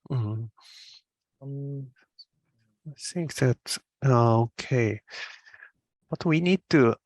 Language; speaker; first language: English; non-native, learner; Japanese